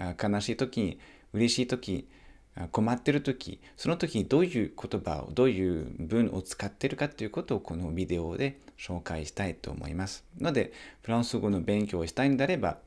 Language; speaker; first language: Japanese; non-native, fluent; French